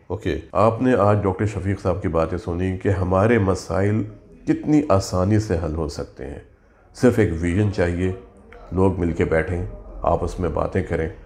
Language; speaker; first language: Urdu; native; Urdu